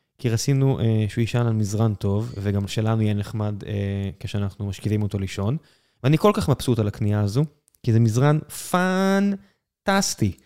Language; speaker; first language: Hebrew; native; Hebrew